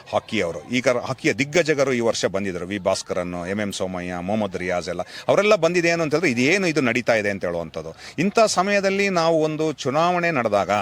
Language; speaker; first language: Kannada; non-native, local second language; Kodava